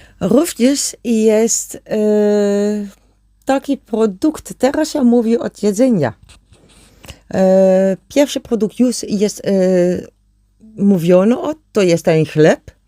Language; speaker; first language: Polish; non-native, learner; German